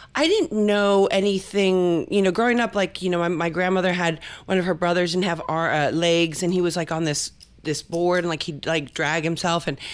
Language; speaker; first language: English; early bilingual, other home language; Spanish